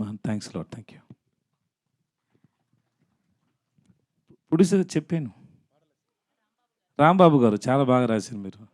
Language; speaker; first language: Telugu; non-native, learner; Tamil